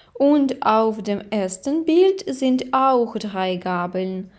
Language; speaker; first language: German; non-native, fluent; Ukrainian